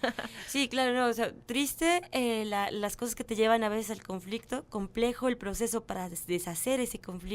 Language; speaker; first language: Spanish; native; Spanish